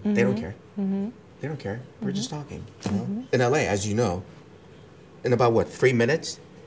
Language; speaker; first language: English; early bilingual, other home language; Romanian